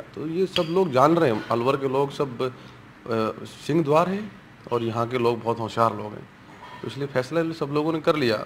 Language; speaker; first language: Hindi; native; Hindi